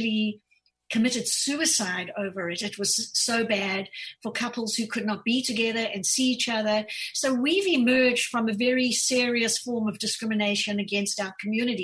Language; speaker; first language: English; native; English